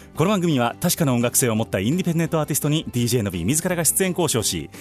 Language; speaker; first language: Japanese; native; Japanese